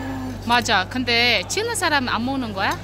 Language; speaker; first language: Korean; non-native, learner; Uzbek